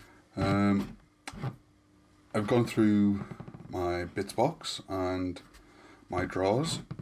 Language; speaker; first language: English; native; English